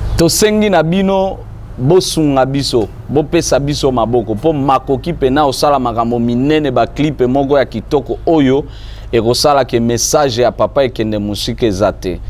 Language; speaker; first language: Lingala; non-native, local second language; Swahili